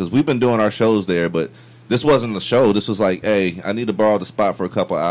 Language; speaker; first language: English; native; English